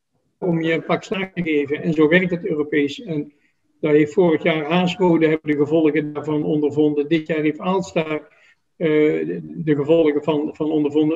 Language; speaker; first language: Dutch; native; Dutch